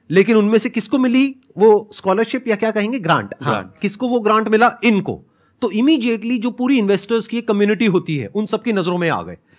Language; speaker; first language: Hindi; native; Hindi